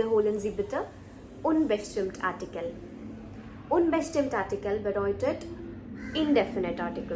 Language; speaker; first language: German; non-native, fluent; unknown